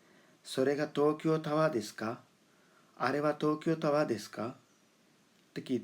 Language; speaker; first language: Japanese; non-native, fluent; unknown